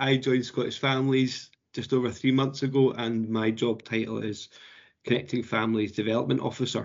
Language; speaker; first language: English; native; English